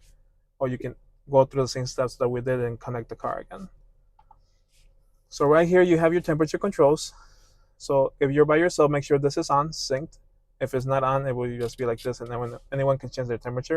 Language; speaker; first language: English; native; English